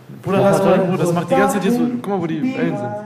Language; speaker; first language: German; native; German